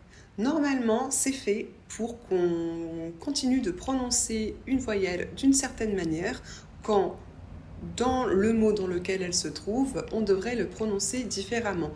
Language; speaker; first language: French; native; French